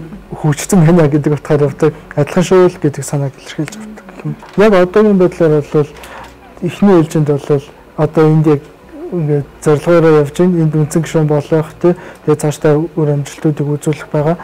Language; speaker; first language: Mongolian; native; Mongolian